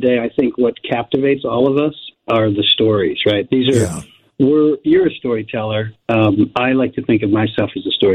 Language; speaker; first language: English; native; English